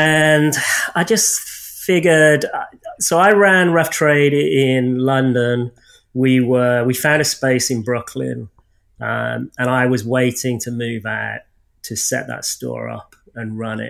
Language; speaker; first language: English; native; English